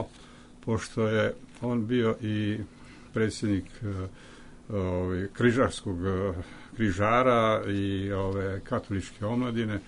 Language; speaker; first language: Serbian; native; Serbian